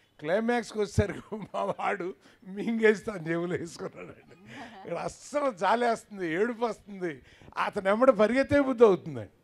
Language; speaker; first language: Telugu; native; Telugu